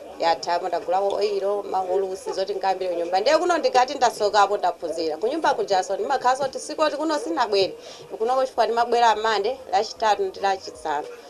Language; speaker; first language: Nyanja; non-native, local second language; Tumbuka